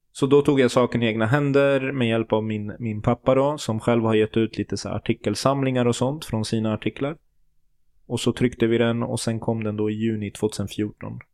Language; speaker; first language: Swedish; early bilingual, other home language; Turoyo